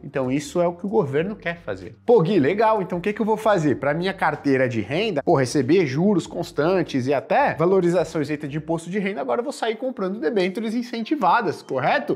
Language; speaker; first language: Portuguese; native; Portuguese